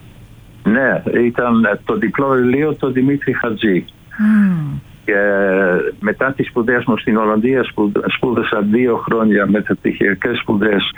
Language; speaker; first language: Greek; non-native, fluent; Dutch